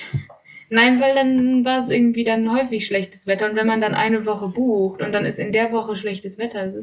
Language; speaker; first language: German; native; German